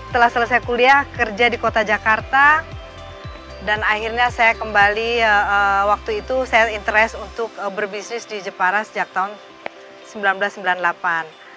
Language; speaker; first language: Indonesian; native; Indonesian